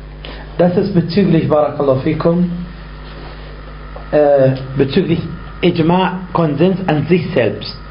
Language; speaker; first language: German; non-native, fluent; Arabic